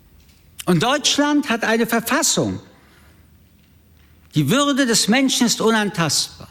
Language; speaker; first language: German; early bilingual, other home language; French